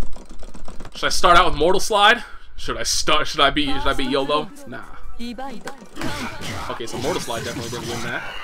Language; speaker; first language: English; native; English